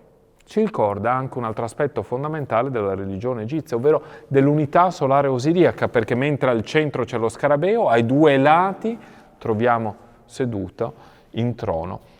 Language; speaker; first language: Italian; native; Italian